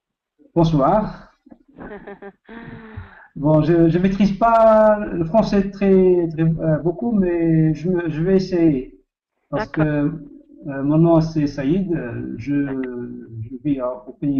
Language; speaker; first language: French; non-native, learner; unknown